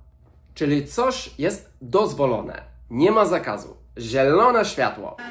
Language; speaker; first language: Polish; non-native, fluent; English